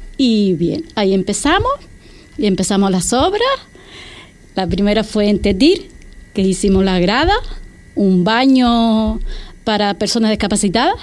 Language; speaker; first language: Spanish; native; Spanish